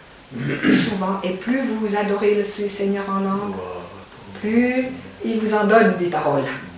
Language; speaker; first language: French; native; French